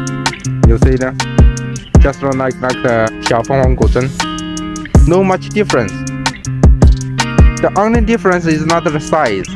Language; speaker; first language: English; non-native, learner; Chinese